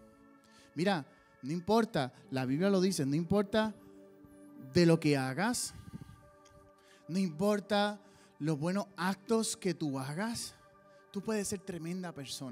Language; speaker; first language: Spanish; native; Spanish